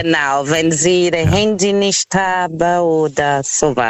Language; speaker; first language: German; non-native, fluent; Portuguese